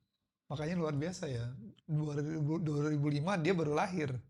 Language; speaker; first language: Indonesian; native; Indonesian